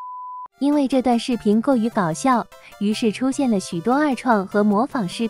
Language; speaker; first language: Chinese; native; Chinese